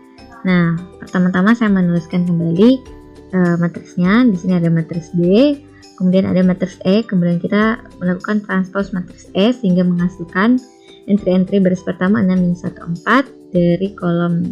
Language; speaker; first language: Indonesian; native; Indonesian